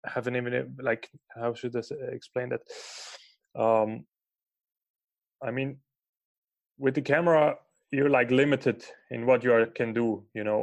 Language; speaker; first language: English; non-native, fluent; Swiss German